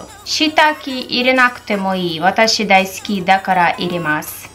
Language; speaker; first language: Japanese; non-native, learner; Russian